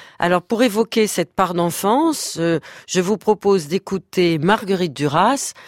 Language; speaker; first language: French; native; French